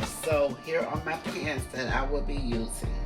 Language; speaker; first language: English; native; English